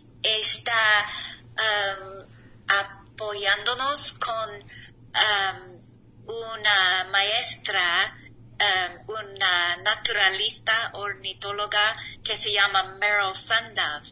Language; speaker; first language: Spanish; non-native, learner; English